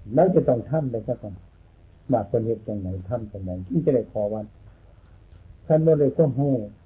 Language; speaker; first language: Thai; native; Thai